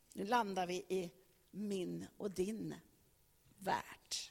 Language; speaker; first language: Swedish; native; Swedish